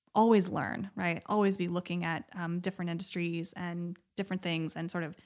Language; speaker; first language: English; native; English